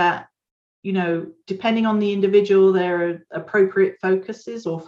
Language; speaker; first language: English; native; English